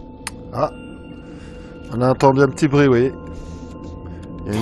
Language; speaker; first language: French; native; French